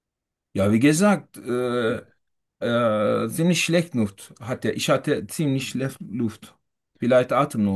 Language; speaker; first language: German; non-native, fluent; Turkish